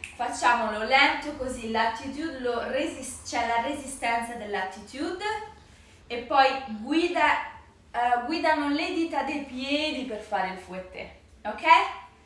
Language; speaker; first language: Italian; native; Italian